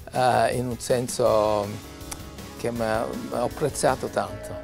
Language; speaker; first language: Italian; non-native, learner; English